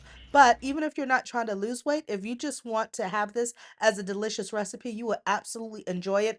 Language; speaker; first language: English; native; English